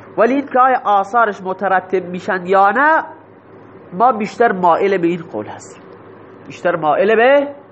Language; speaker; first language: Persian; non-native, local second language; Baluchi